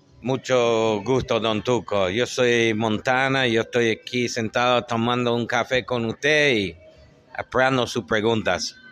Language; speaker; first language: Spanish; non-native, fluent; English